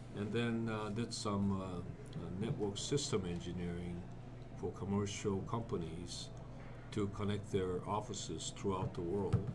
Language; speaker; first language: English; non-native, fluent; Japanese